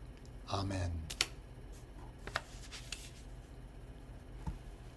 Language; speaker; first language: English; native; English